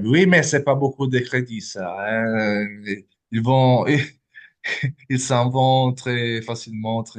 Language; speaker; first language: French; non-native, fluent; Italian